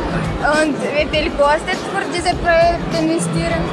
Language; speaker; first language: German; non-native, learner; Russian